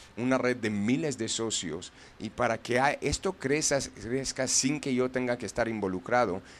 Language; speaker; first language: Spanish; non-native, fluent; English